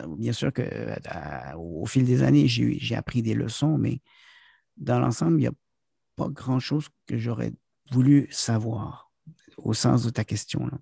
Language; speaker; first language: French; native; French